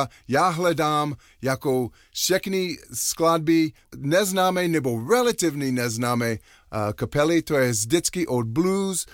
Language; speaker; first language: Czech; non-native, learner; English